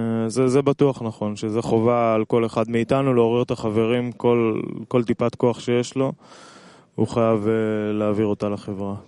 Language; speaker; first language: Hebrew; non-native, fluent; Russian